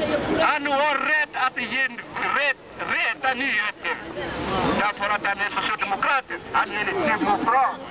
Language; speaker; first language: Swedish; non-native, learner; French